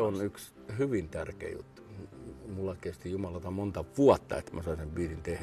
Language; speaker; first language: Finnish; native; Finnish